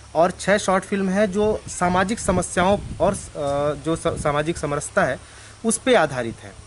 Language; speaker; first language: Hindi; native; Hindi